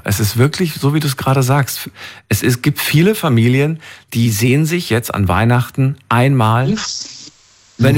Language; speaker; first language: German; native; German